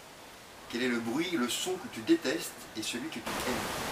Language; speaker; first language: French; native; French